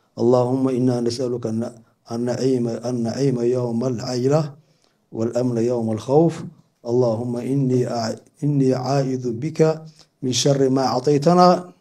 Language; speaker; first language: Arabic; non-native, local second language; Somali